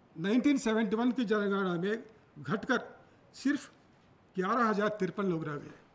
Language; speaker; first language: Hindi; non-native, local second language; Telugu